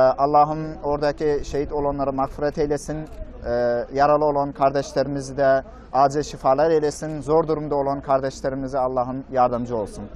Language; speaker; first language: Turkish; non-native, fluent; Persian